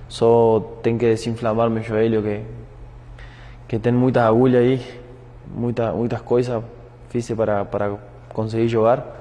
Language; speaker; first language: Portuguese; non-native, fluent; Spanish